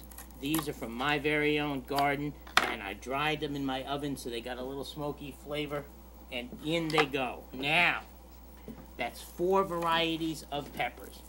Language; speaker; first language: English; native; English